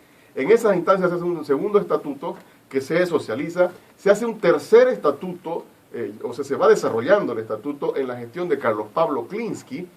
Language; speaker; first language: Spanish; native; Spanish